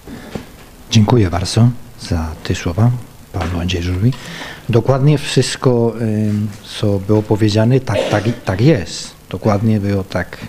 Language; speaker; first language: Polish; non-native, fluent; Spanish